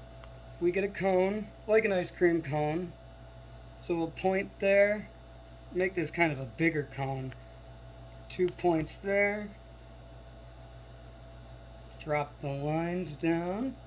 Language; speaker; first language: English; native; English